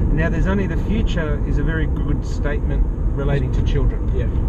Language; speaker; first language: English; native; English